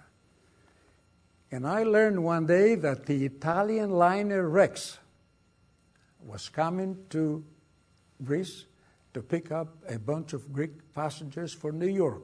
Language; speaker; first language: English; non-native, fluent; Greek